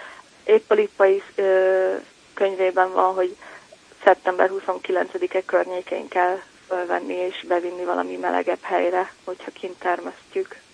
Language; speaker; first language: Hungarian; native; Hungarian